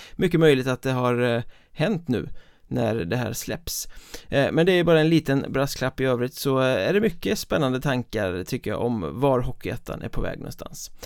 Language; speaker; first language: Swedish; native; Swedish